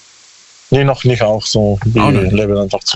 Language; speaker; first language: German; non-native, learner; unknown